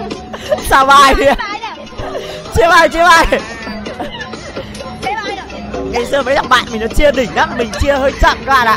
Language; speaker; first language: Vietnamese; native; Vietnamese